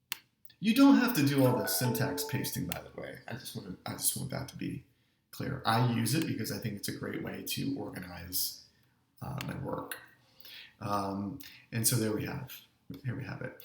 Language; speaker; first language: English; native; English